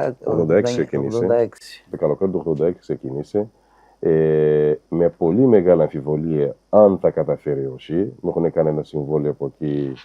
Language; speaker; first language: Greek; non-native, learner; Kabuverdianu